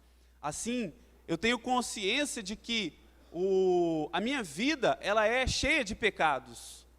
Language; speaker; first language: Portuguese; native; Portuguese